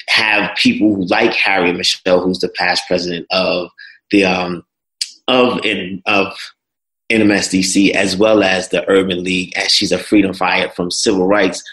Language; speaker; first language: English; native; English